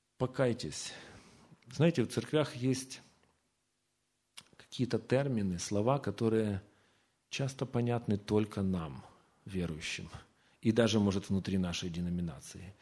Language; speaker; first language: Russian; native; Russian